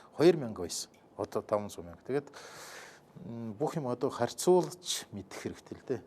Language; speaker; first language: Mongolian; non-native, fluent; Russian